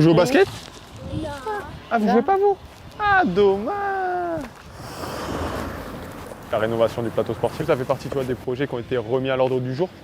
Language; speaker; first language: French; native; French